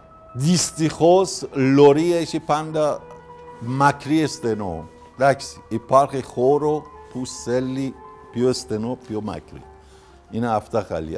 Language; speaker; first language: Greek; non-native, learner; Persian